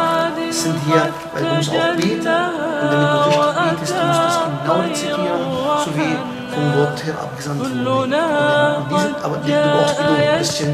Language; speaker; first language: German; non-native, fluent; Arabic